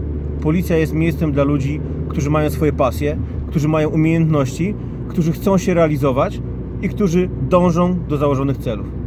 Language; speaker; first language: Polish; native; Polish